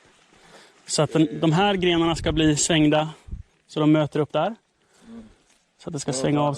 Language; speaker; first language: Swedish; native; Swedish